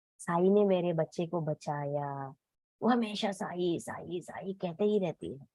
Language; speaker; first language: Hindi; non-native, local second language; Telugu